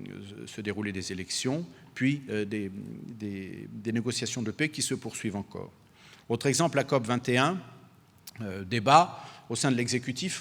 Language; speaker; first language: French; native; French